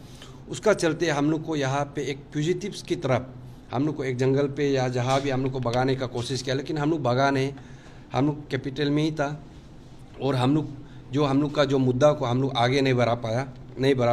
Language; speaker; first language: Hindi; non-native, local second language; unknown